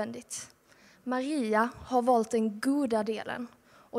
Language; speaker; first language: English; non-native, fluent; Swedish